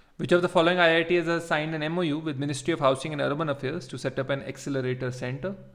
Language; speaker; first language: English; non-native, local second language; Hindi